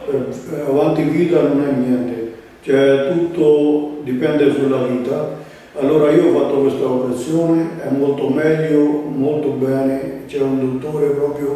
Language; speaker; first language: Italian; non-native, fluent; Punjabi